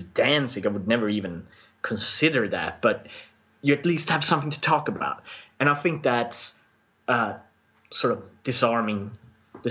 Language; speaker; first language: English; non-native, fluent; Swedish